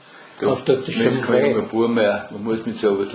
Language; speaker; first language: German; native; German